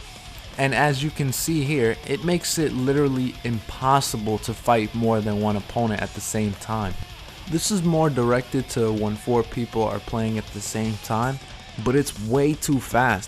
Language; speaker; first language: English; native; English